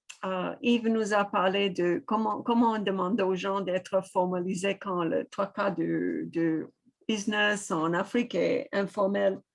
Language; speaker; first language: French; non-native, fluent; English